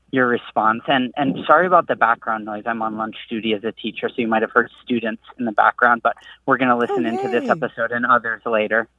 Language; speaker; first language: English; native; English